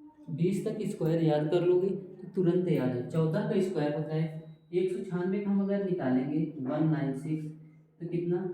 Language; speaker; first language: Hindi; native; Hindi